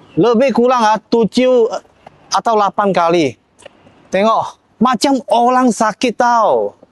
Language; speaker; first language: Malay; non-native, local second language; Chinese